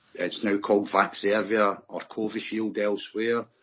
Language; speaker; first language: English; native; English